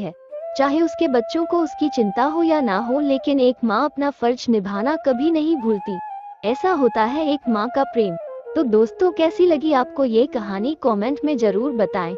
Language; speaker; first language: Hindi; native; Hindi